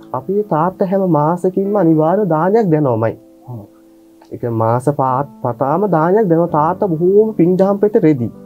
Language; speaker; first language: Sinhala; non-native, fluent; Bangla